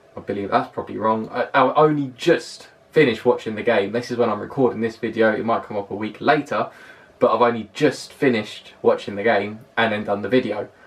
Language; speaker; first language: English; native; English